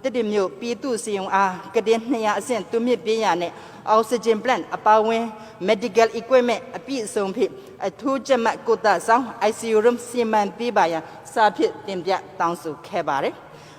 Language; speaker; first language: Burmese; non-native, local second language; Tedim Chin